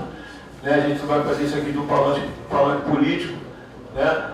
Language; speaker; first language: Portuguese; native; Portuguese